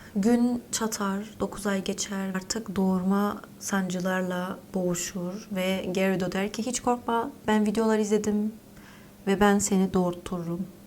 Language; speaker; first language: Turkish; early bilingual, heritage; Turkish